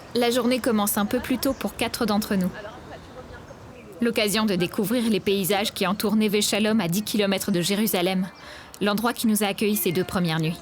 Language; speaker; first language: French; native; French